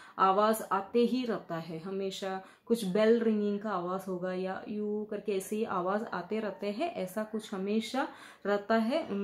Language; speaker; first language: Hindi; non-native, local second language; Kannada